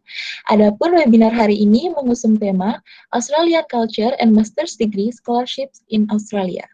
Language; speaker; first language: Indonesian; native; Indonesian